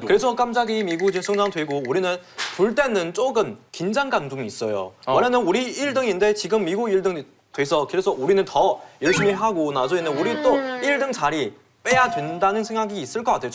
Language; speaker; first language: Korean; non-native, fluent; Chinese